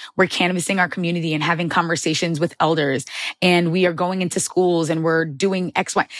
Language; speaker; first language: English; native; English